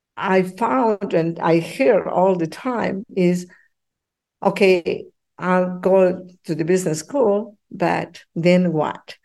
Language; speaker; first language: English; non-native, fluent; Spanish